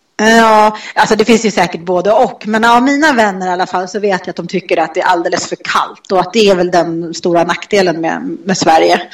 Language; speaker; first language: Swedish; native; Swedish